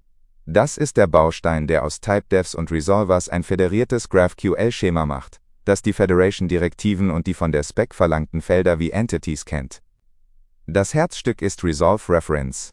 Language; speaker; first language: German; native; German